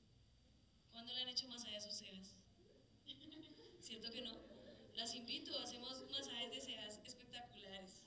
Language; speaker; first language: Spanish; native; Spanish